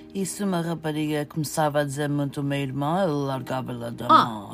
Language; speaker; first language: Portuguese; early bilingual, heritage; Portuguese